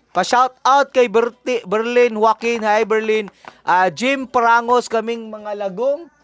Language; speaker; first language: Cebuano; native; Cebuano